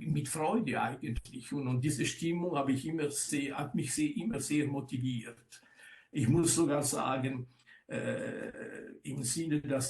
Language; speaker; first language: German; non-native, local second language; Italian